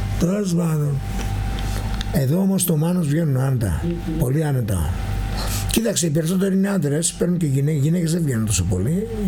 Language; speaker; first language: Greek; native; Greek